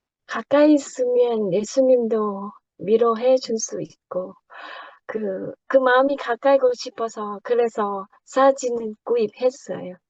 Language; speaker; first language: Korean; non-native, learner; Thai